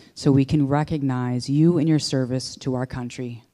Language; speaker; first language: English; native; English